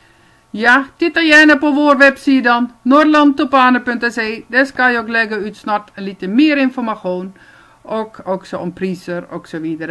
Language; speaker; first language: Swedish; non-native, fluent; Dutch